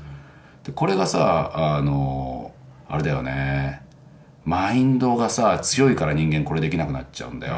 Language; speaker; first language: Japanese; native; Japanese